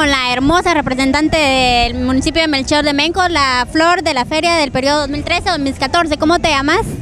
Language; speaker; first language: Spanish; native; Spanish